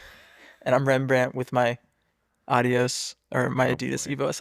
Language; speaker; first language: English; native; English